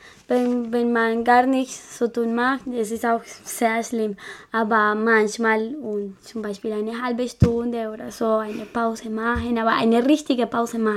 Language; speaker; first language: German; non-native, learner; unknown